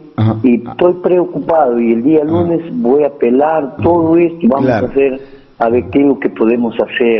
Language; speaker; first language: Spanish; native; Spanish